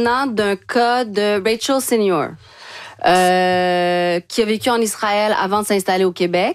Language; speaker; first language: French; native; French